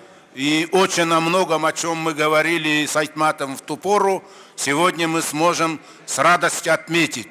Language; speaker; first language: Russian; non-native, local second language; Kyrgyz